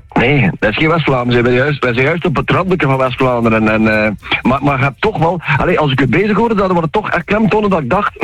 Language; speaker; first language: Dutch; native; Dutch